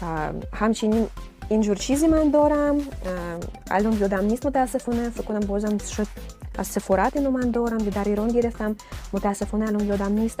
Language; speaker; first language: Persian; non-native, fluent; Russian